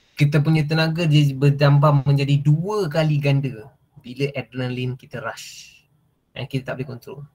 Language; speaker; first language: Malay; non-native, local second language; Tamil